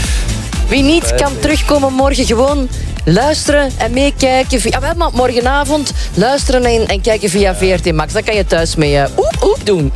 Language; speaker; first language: Dutch; native; Dutch